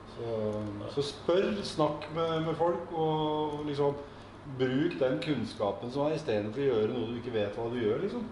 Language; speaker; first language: Norwegian; native; Norwegian